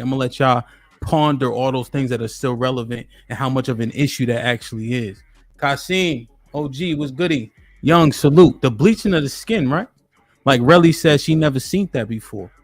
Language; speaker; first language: English; native; English